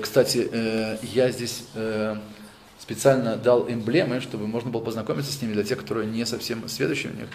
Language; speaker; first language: Russian; native; Russian